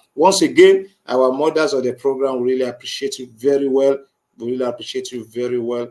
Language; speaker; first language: English; non-native, local second language; Yoruba